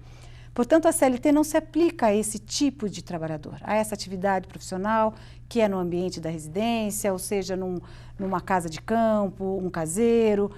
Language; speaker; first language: Portuguese; native; Portuguese